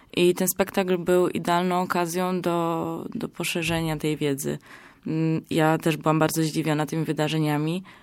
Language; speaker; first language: Polish; native; Polish